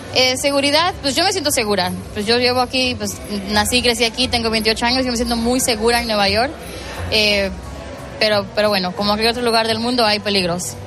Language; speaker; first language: Spanish; early bilingual, heritage; Spanish